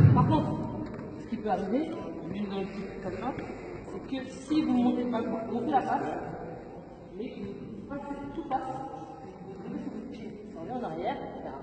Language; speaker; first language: French; native; French